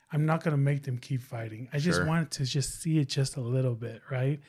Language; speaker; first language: English; non-native, fluent; Tongan